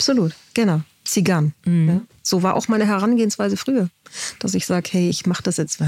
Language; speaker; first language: German; native; German